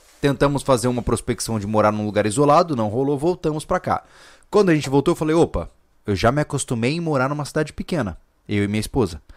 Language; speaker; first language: Portuguese; native; Portuguese